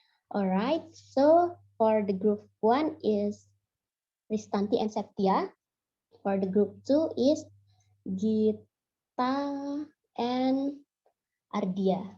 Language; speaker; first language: English; non-native, fluent; Indonesian